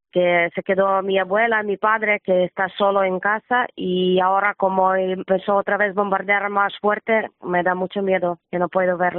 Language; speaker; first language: Spanish; non-native, learner; Ukrainian